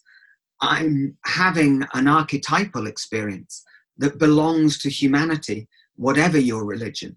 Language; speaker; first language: English; native; English